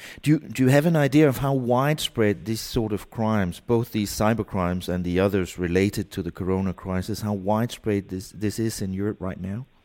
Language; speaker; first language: English; non-native, fluent; Danish